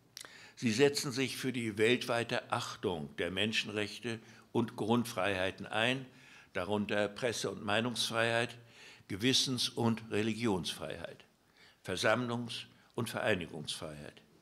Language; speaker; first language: German; native; German